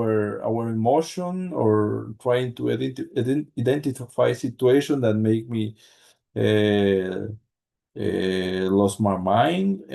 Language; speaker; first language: English; non-native, learner; Spanish